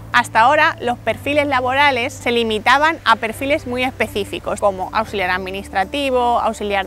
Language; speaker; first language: Spanish; native; Spanish